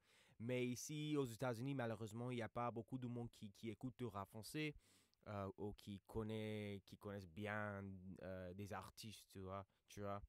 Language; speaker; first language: French; non-native, fluent; English